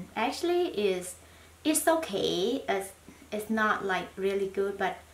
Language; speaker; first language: English; non-native, learner; Thai